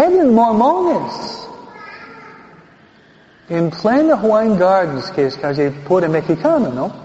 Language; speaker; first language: Spanish; non-native, fluent; English